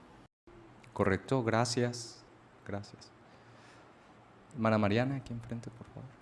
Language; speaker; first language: Spanish; native; Spanish